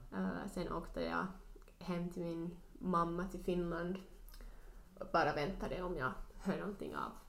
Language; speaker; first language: Swedish; non-native, local second language; Finnish